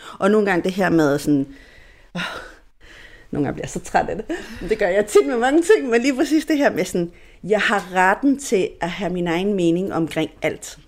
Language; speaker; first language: Danish; non-native, fluent; Spanish